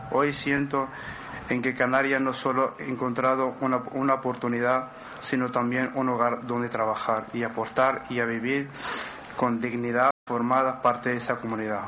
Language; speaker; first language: Spanish; non-native, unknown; Arabic